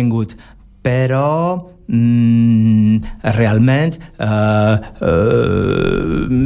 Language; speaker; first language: Catalan; non-native, learner; French